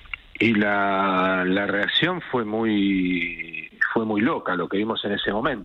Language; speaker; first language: Spanish; native; Spanish